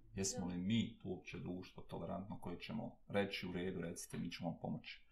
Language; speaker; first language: Bosnian; native; Bosnian